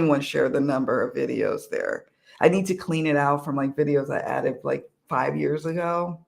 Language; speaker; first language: English; native; English